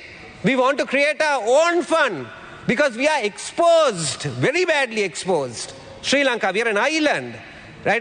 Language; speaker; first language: English; non-native, local second language; Sinhala